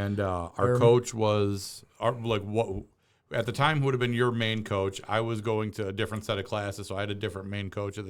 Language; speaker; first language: English; native; English